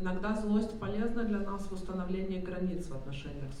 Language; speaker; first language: Russian; native; Russian